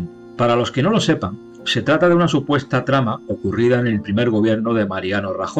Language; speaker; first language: Spanish; native; Spanish